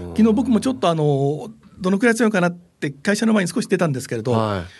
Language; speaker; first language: Japanese; native; Japanese